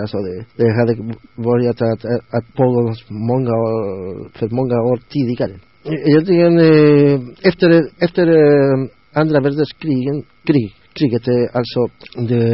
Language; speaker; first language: Swedish; non-native, learner; Spanish